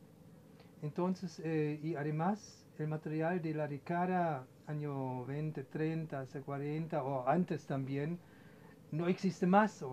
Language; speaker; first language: Spanish; non-native, fluent; German